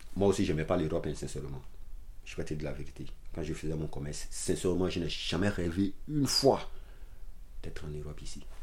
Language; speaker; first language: French; non-native, local second language; Dyula